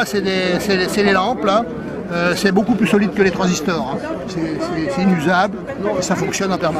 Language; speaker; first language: French; native; French